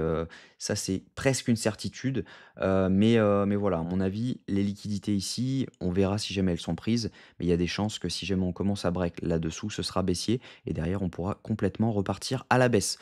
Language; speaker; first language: French; native; French